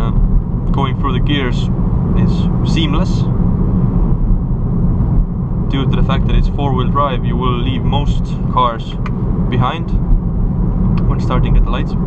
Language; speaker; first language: English; non-native, fluent; Estonian